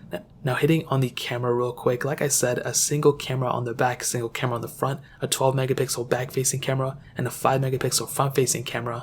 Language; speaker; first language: English; native; English